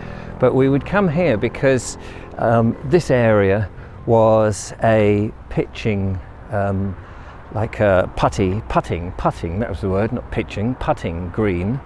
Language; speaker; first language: English; native; English